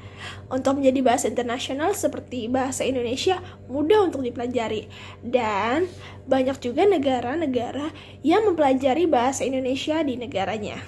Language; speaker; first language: Indonesian; native; Indonesian